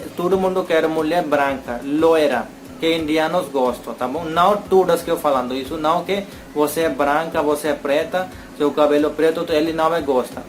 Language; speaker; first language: Portuguese; non-native, learner; Hindi